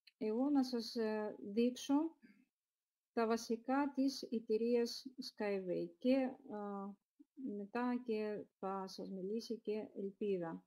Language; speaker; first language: Greek; non-native, fluent; Russian